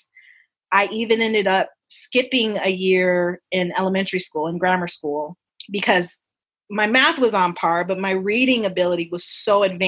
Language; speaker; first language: English; native; English